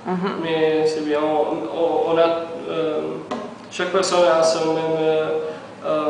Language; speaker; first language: French; non-native, fluent; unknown